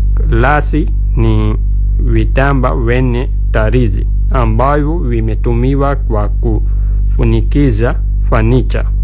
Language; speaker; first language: Swahili; non-native, fluent; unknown